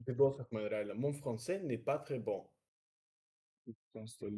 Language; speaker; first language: French; non-native, learner; Russian